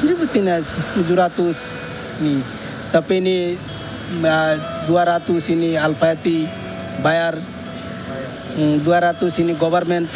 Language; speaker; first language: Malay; non-native, learner; Bangla